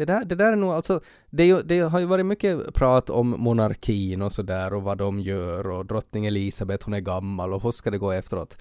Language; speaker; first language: Swedish; native; Swedish